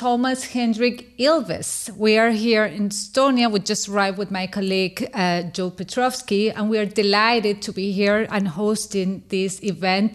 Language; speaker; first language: English; non-native, fluent; Spanish